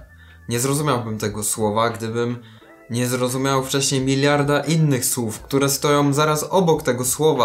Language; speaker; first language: Polish; native; Polish